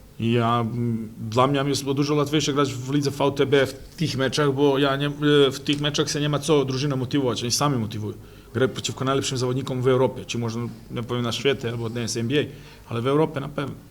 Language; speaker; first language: Polish; non-native, fluent; Serbian